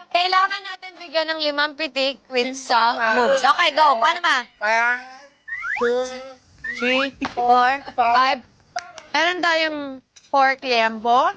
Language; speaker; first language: Filipino; native; Filipino